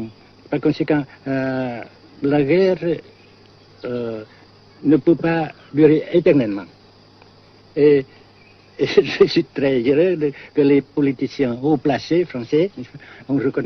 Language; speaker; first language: French; non-native, fluent; Vietnamese